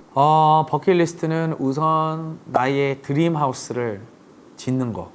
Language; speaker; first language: Korean; early bilingual, heritage; English